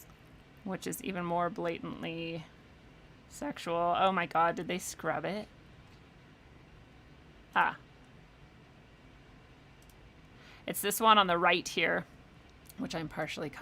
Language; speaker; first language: English; native; English